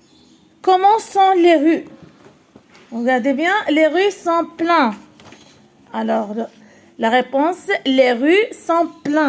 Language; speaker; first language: French; non-native, local second language; Arabic